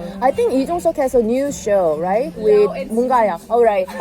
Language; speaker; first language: English; non-native, learner; Korean